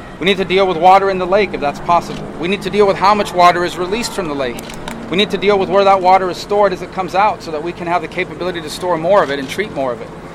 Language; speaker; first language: English; native; English